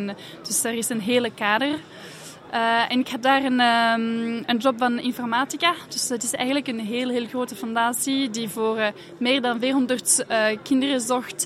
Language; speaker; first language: Dutch; non-native, fluent; French